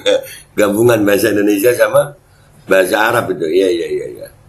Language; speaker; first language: Indonesian; native; Indonesian